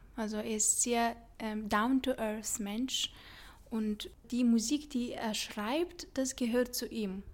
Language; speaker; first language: German; non-native, learner; Lithuanian